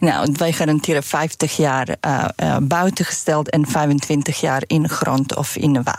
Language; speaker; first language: Dutch; non-native, fluent; Serbian